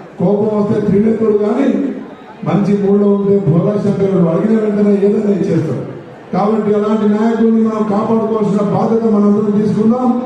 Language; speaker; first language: Telugu; non-native, local second language; Lambadi